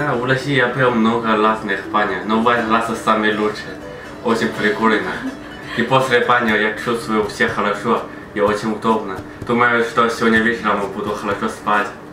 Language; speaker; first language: Russian; non-native, learner; Chinese